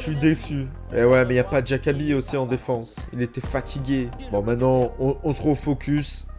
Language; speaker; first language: French; native; French